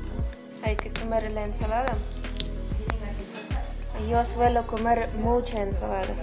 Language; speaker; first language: Spanish; non-native, learner; Ukrainian